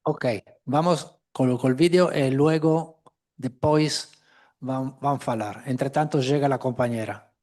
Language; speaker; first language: Spanish; non-native, fluent; Italian